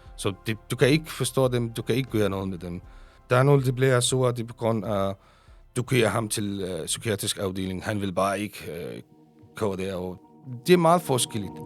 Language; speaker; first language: Danish; non-native, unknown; Arabic